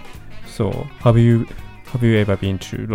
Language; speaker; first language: English; non-native, learner; Japanese